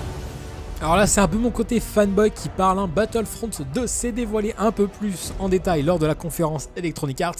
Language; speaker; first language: French; native; French